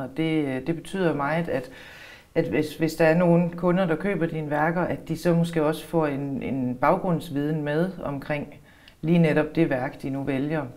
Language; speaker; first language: Danish; native; Danish